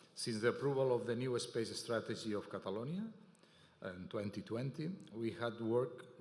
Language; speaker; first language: English; non-native, fluent; Catalan